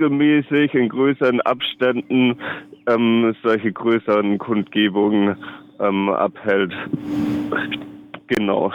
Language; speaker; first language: German; native; German